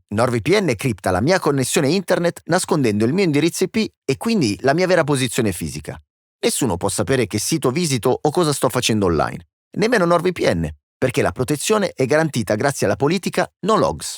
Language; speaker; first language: Italian; native; Italian